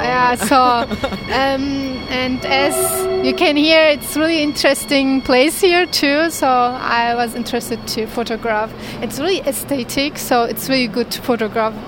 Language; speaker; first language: English; non-native, learner; Turkish